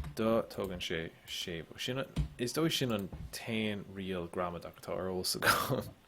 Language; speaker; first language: Irish; non-native, local second language; English